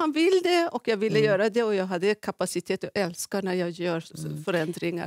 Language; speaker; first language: Swedish; non-native, fluent; Persian